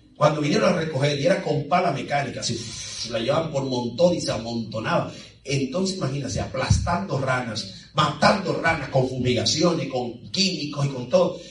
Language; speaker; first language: Spanish; native; Spanish